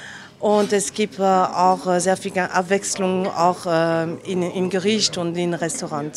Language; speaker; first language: German; non-native, fluent; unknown